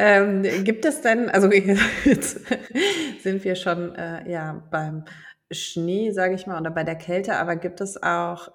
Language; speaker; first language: German; native; German